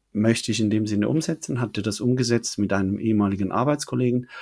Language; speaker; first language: German; native; German